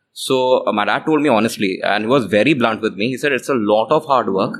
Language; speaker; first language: English; non-native, local second language; Hindi